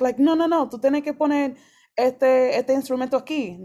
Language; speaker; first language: Spanish; early bilingual, heritage; Spanish